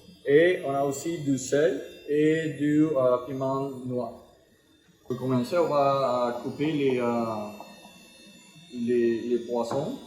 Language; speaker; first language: French; non-native, fluent; Spanish